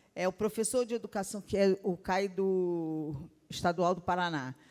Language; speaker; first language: Portuguese; native; Portuguese